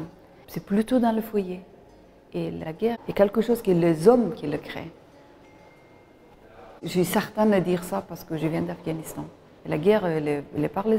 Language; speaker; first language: French; non-native, fluent; Persian